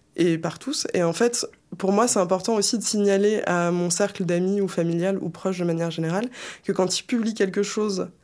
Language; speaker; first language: French; native; French